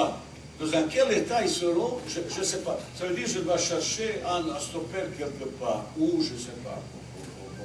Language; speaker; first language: French; non-native, learner; Bosnian